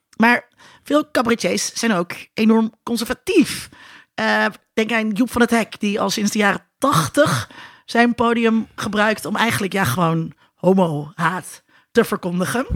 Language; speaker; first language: Dutch; native; Dutch